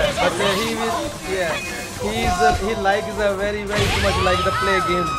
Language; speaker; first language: English; non-native, learner; Chinese